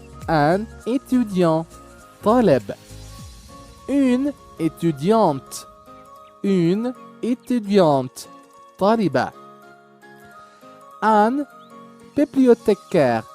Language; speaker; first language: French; non-native, local second language; Arabic